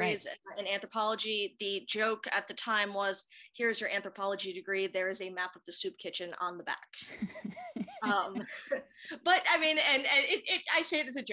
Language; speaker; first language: English; native; English